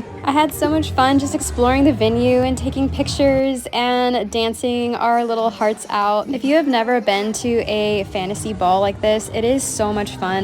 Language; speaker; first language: English; native; English